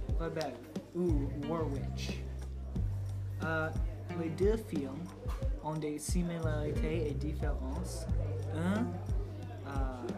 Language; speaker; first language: French; non-native, learner; English